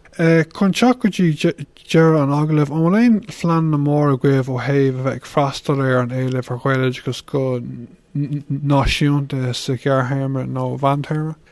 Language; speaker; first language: Irish; non-native, local second language; English